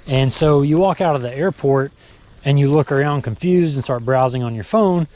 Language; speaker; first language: English; native; English